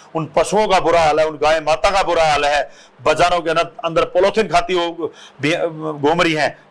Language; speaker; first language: Hindi; native; Hindi